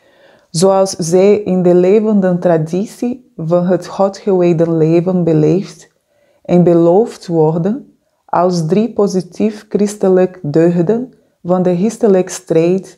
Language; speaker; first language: Dutch; non-native, fluent; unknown